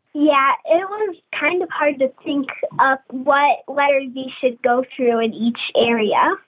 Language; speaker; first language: English; native; English